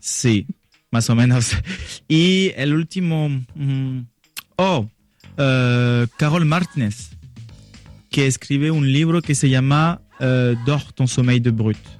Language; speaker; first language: Spanish; non-native, learner; French